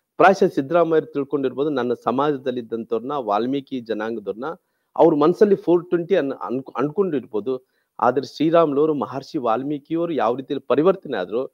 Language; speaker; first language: Kannada; non-native, local second language; Telugu